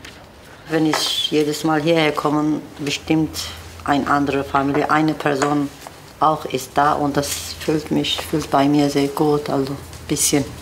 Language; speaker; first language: German; non-native, learner; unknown